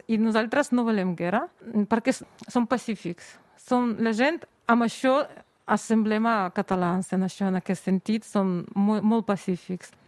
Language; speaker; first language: Catalan; non-native, fluent; Russian